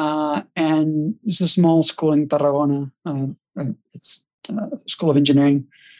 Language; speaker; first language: English; non-native, fluent; Catalan